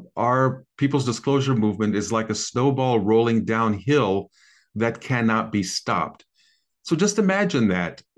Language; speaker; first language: English; native; English